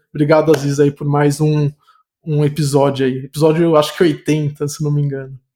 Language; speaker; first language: Portuguese; native; Portuguese